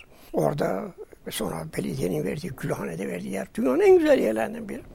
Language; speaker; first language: Turkish; native; Turkish